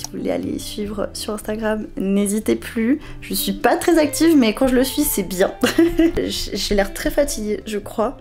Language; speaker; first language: French; native; French